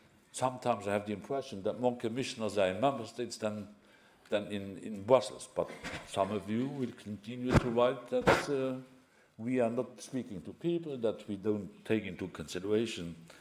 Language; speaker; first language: English; non-native, fluent; Luxembourgish